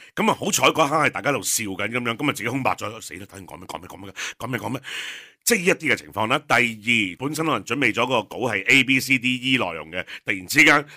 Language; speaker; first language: Cantonese; native; Cantonese